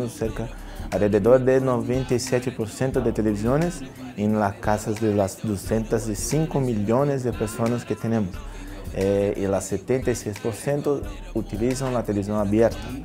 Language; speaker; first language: Spanish; non-native, learner; Portuguese